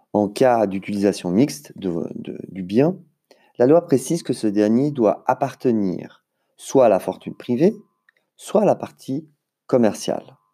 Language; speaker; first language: French; native; French